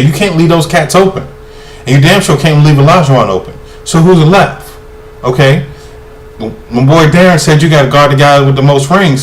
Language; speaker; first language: English; native; English